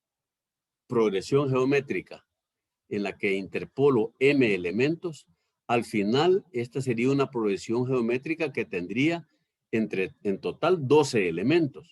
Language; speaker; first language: Spanish; native; Spanish